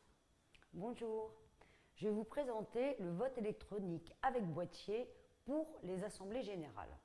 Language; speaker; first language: French; native; French